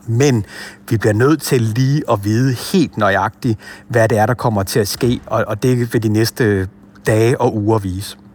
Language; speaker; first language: Danish; native; Danish